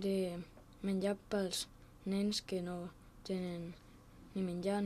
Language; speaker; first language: Catalan; non-native, local second language; Spanish